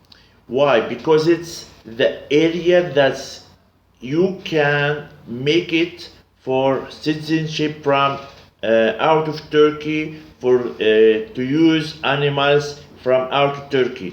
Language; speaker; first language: English; non-native, learner; Arabic